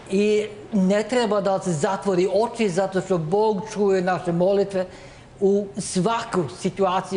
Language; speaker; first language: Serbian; non-native, learner; Norwegian